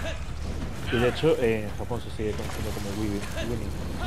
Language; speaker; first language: Spanish; native; Spanish